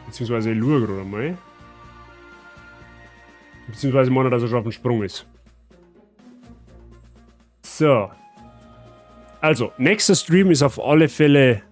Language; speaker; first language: German; native; German